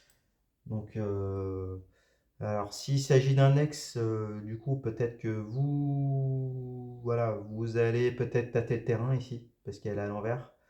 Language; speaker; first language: French; native; French